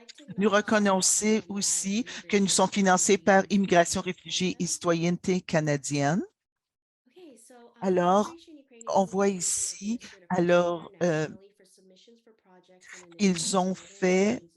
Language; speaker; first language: French; non-native, fluent; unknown